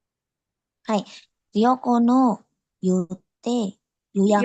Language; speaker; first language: Japanese; non-native, learner; Indonesian